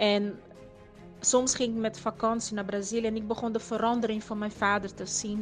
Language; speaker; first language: Dutch; non-native, fluent; Portuguese